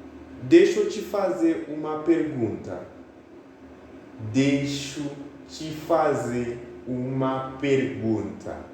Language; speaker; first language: Portuguese; non-native, fluent; Haitian Creole